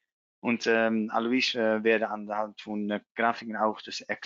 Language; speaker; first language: German; non-native, learner; Dutch